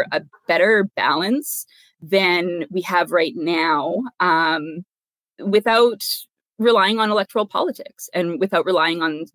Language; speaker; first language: English; native; English